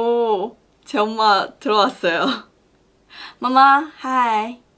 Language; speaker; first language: Korean; non-native, learner; Chinese